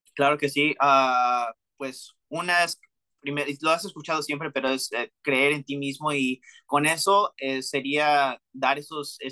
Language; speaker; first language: Spanish; early bilingual, heritage; Spanish